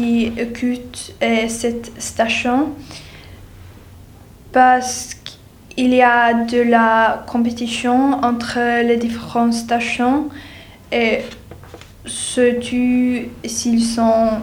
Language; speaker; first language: French; non-native, learner; English